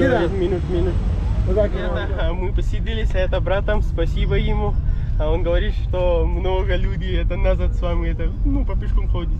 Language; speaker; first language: Russian; non-native, learner; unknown